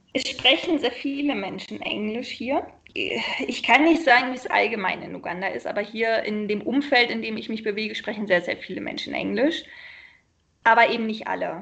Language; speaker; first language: German; native; German